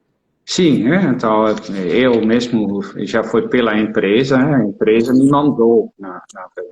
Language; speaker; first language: Portuguese; non-native, fluent; Dutch